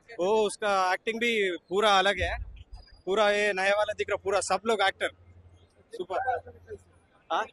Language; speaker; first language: Hindi; non-native, local second language; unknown